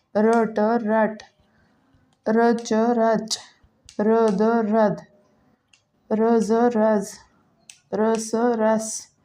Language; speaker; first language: Hindi; native; Hindi